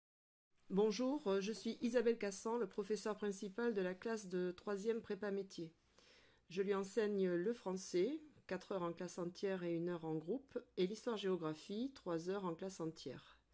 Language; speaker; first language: French; native; French